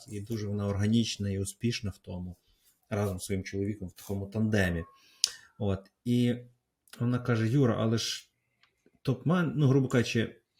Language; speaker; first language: Ukrainian; native; Ukrainian